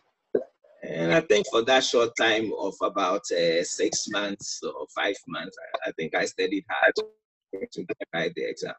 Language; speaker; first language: English; non-native, local second language; Akan